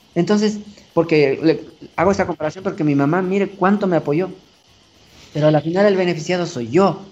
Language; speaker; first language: Spanish; native; Spanish